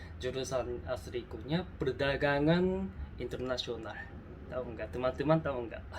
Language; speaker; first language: Indonesian; non-native, learner; Korean